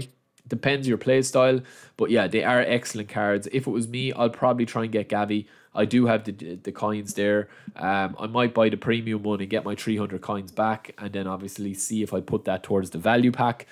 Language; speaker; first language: English; native; English